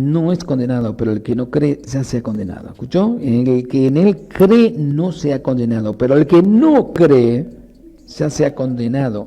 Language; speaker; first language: Spanish; native; Spanish